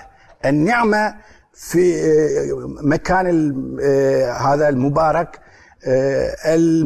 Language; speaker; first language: Arabic; non-native, learner; Turkish